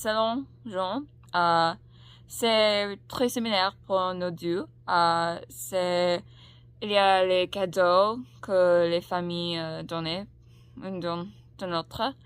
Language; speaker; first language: French; non-native, learner; English